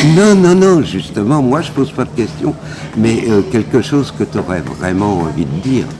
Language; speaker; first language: French; native; French